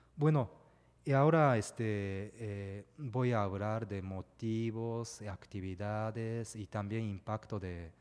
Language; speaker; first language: Spanish; non-native, fluent; Japanese